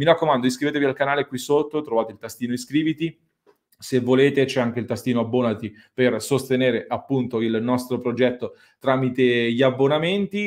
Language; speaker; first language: Italian; native; Italian